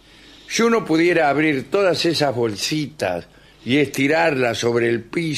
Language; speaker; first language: Spanish; native; Spanish